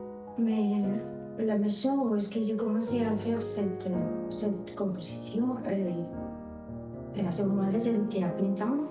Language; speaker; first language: French; non-native, fluent; Spanish